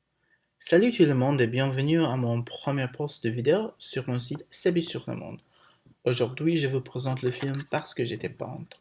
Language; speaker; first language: French; non-native, learner; English